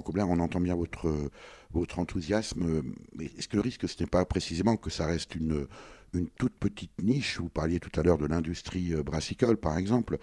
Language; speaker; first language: French; native; French